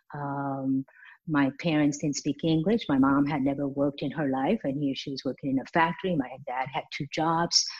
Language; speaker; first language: English; early bilingual, other home language; Spanish